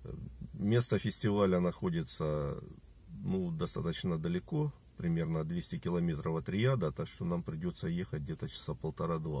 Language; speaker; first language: Russian; native; Russian